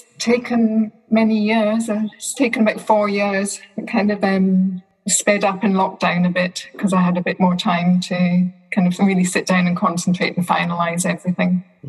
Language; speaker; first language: English; native; English